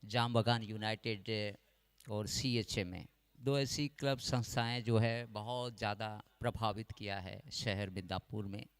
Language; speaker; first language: Hindi; non-native, local second language; Bangla